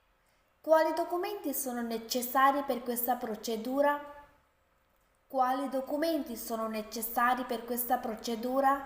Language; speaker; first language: Italian; non-native, fluent; Urdu